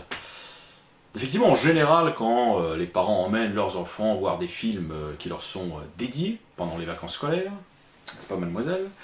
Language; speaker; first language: French; native; French